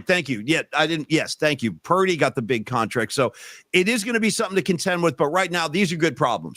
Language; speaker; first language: English; native; English